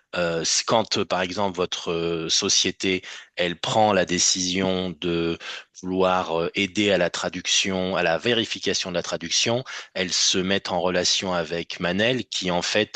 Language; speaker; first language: French; native; French